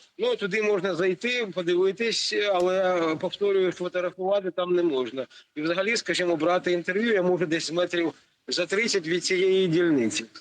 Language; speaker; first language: Ukrainian; native; Ukrainian